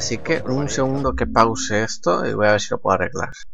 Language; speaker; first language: Spanish; native; Spanish